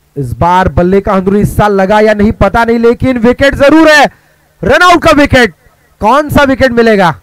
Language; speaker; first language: Hindi; non-native, local second language; Marathi